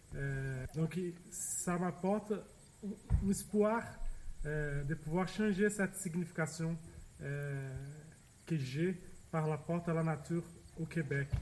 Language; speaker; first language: French; non-native, fluent; Portuguese